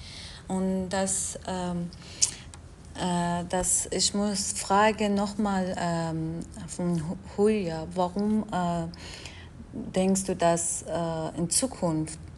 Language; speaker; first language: German; non-native, learner; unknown